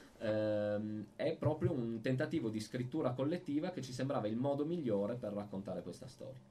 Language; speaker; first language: Italian; native; Italian